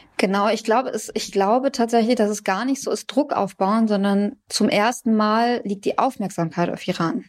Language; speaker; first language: German; early bilingual, other home language; Persian